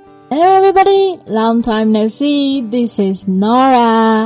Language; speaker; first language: English; non-native, fluent; Chinese